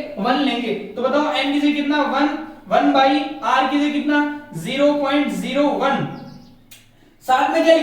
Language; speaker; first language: Hindi; native; Hindi